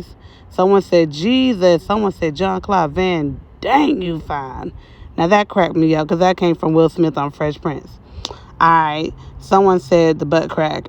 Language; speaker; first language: English; native; English